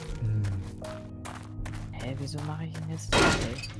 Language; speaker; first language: German; native; German